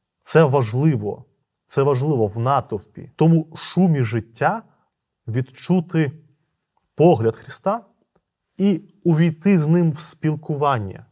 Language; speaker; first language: Ukrainian; native; Ukrainian